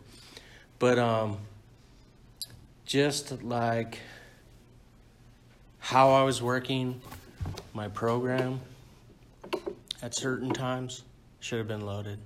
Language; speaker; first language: English; native; English